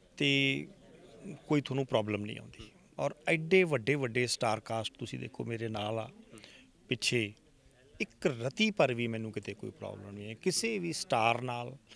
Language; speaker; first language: Punjabi; native; Punjabi